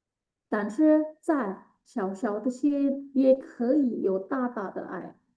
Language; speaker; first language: Chinese; non-native, fluent; Indonesian